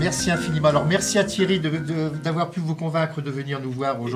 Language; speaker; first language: French; native; French